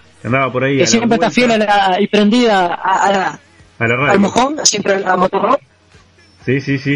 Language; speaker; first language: Spanish; native; Spanish